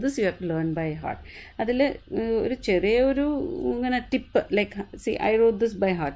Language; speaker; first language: English; non-native, local second language; Malayalam